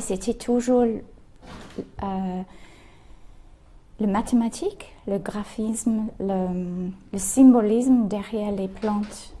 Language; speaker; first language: French; non-native, fluent; English